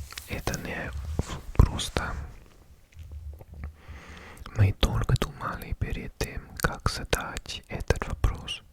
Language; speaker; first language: Russian; non-native, learner; English